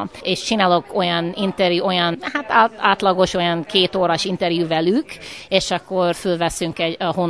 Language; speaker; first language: Hungarian; early bilingual, heritage; English